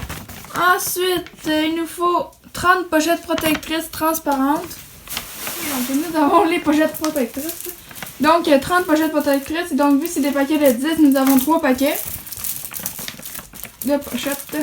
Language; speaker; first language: French; native; French